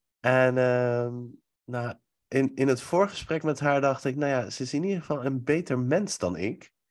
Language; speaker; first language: Dutch; early bilingual, other home language; Persian